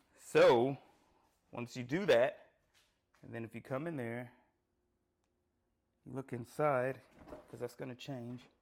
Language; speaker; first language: English; native; English